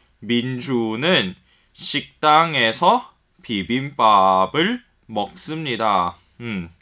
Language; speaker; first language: Korean; non-native, fluent; Chinese